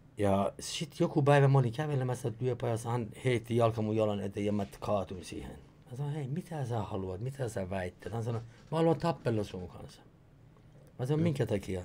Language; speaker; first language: Finnish; non-native, fluent; Persian